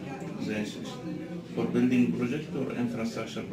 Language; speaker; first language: English; non-native, learner; Arabic